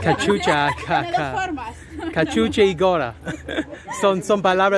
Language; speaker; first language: Spanish; non-native, learner; English